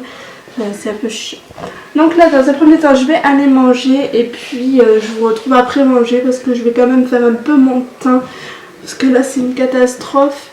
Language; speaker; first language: French; native; French